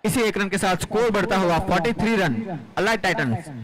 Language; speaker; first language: Hindi; non-native, local second language; Gujarati